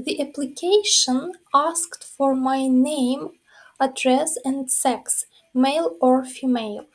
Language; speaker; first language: English; non-native, fluent; Ukrainian